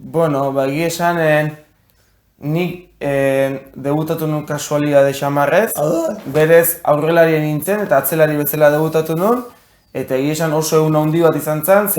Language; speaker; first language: Basque; native; Basque